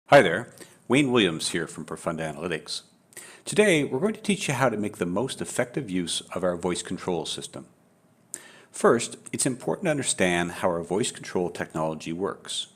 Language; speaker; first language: English; native; English